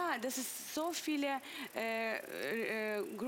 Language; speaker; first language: German; non-native, learner; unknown